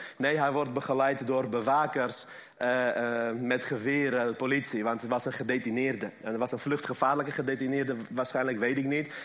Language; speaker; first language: Dutch; early bilingual, other home language; Armenian